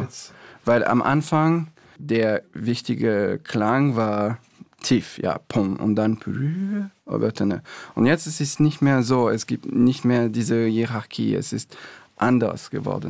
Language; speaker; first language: German; non-native, fluent; French